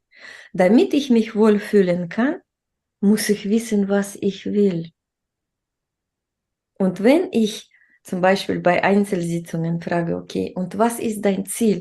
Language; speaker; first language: German; non-native, fluent; Russian